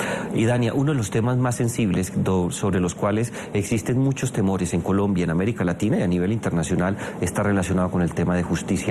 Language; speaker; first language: Spanish; native; Spanish